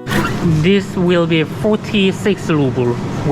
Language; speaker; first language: English; non-native, learner; Korean